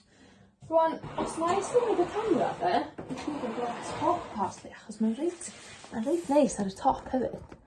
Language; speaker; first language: Welsh; native; Welsh